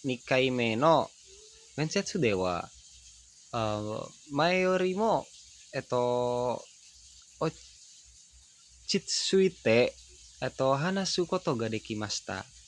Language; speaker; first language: Japanese; non-native, learner; Indonesian